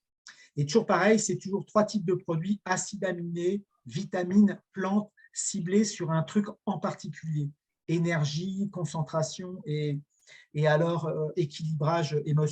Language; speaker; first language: French; native; French